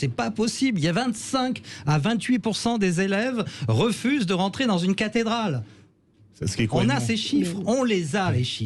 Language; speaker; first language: French; native; French